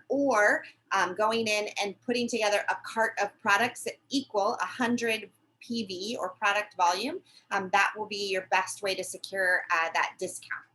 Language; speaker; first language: English; native; English